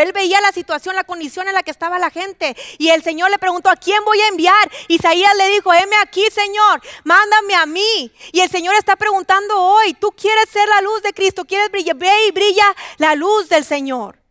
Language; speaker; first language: Spanish; native; Spanish